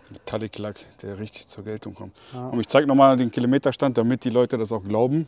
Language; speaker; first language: German; native; German